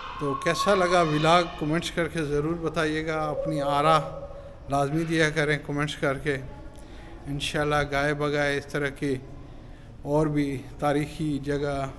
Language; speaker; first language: Urdu; non-native, local second language; Sindhi